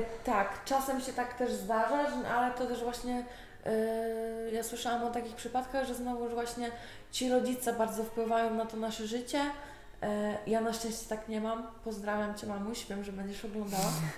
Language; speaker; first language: Polish; native; Polish